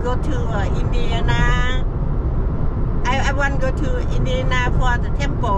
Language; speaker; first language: English; non-native, learner; Vietnamese